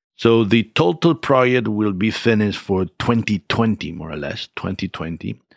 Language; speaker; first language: English; non-native, fluent; Spanish